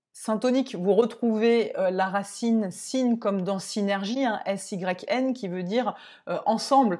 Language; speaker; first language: French; native; French